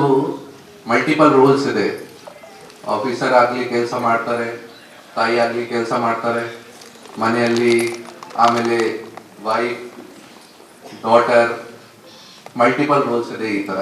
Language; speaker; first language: Kannada; non-native, local second language; Hindi